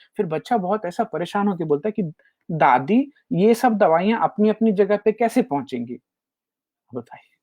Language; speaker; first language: Hindi; native; Hindi